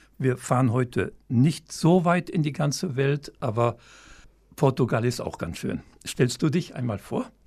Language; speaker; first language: German; native; German